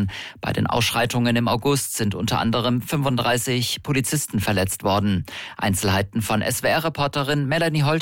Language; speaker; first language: German; native; German